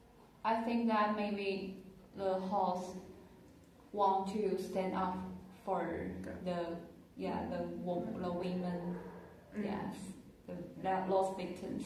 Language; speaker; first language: English; non-native, learner; Chinese